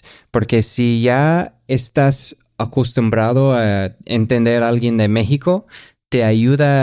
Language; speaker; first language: Spanish; non-native, fluent; English